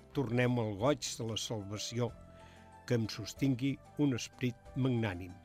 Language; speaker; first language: Catalan; native; Catalan